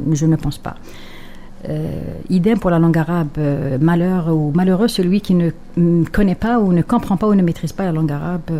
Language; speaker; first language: French; non-native, local second language; Arabic